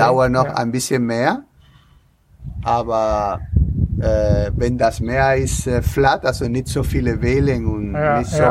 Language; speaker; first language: German; non-native, learner; Spanish